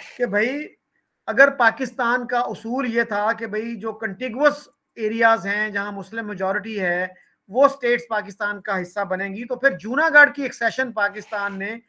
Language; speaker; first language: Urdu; non-native, local second language; Punjabi